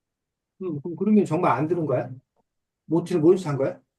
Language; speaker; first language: Korean; native; Korean